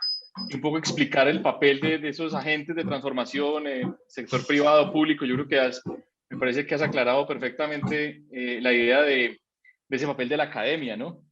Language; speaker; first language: Spanish; native; Spanish